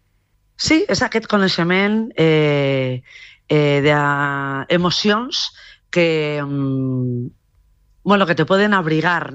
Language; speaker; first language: Catalan; non-native, local second language; Spanish